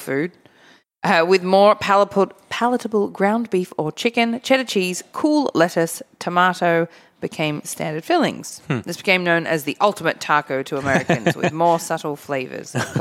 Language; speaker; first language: English; native; English